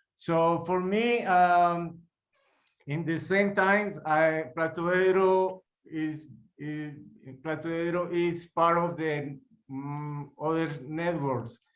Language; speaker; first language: English; non-native, learner; Spanish